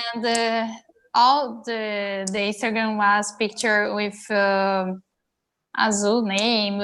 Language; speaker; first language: English; non-native, learner; Portuguese